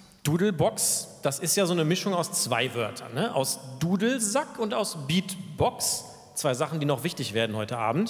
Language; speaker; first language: German; native; German